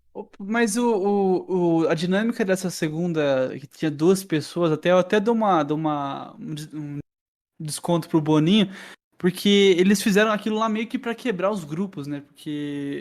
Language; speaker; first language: Portuguese; native; Portuguese